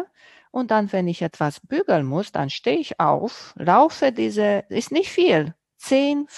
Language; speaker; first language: German; non-native, fluent; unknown